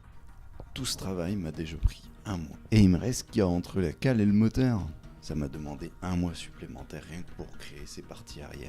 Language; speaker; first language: French; native; French